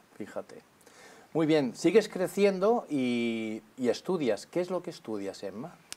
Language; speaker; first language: Spanish; native; Spanish